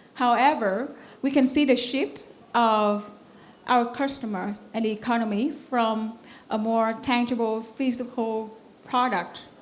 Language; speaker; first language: English; non-native, fluent; Vietnamese